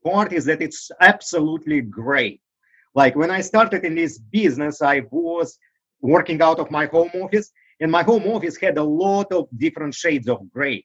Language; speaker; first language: English; non-native, fluent; Russian